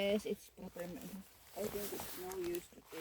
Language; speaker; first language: English; non-native, learner; Finnish